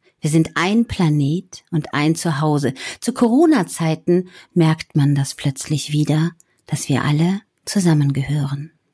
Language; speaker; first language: German; native; German